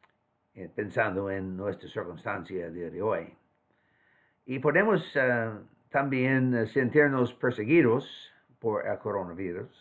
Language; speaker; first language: Spanish; non-native, fluent; English